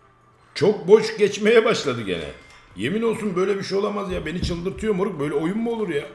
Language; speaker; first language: Turkish; native; Turkish